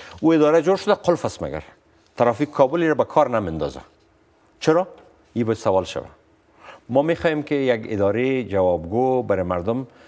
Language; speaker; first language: Persian; non-native, local second language; Pashto